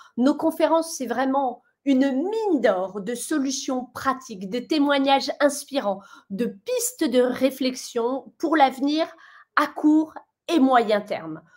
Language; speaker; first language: French; native; French